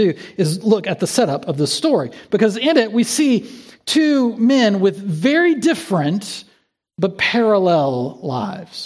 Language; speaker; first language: English; native; English